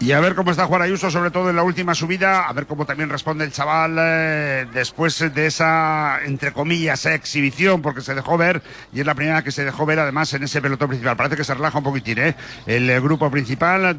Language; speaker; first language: Spanish; native; Spanish